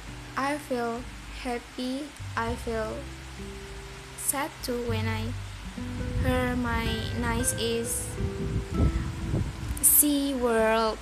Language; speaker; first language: English; non-native, learner; Indonesian